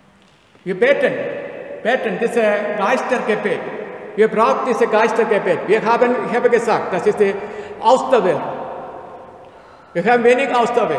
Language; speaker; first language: German; non-native, learner; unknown